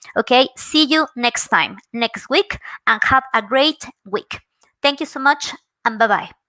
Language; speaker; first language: English; non-native, fluent; Spanish